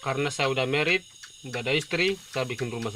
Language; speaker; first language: Indonesian; non-native, local second language; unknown